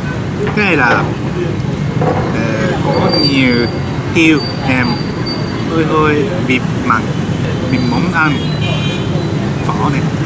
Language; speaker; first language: Vietnamese; non-native, learner; Japanese